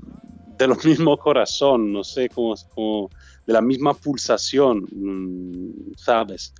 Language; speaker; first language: Spanish; non-native, learner; Italian